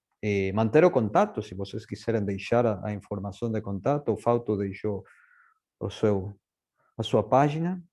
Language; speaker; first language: Portuguese; non-native, fluent; Spanish